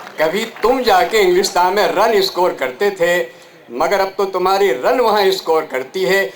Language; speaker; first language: Urdu; native; Urdu